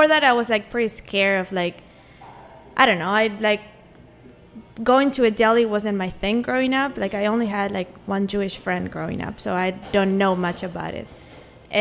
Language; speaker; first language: English; non-native, fluent; Spanish